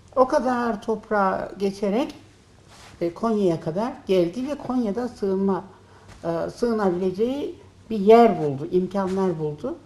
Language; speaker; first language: Turkish; native; Turkish